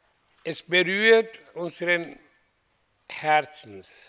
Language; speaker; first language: German; non-native, fluent; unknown